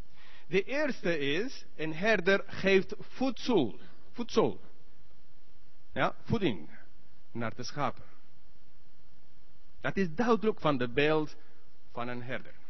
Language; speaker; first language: Dutch; non-native, learner; English